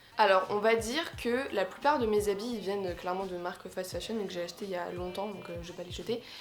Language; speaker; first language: French; native; French